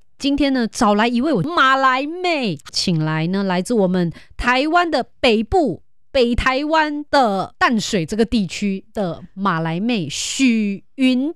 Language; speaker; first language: Chinese; native; Chinese